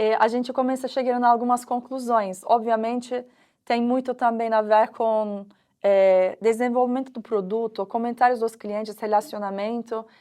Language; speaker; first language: Portuguese; non-native, fluent; Turkish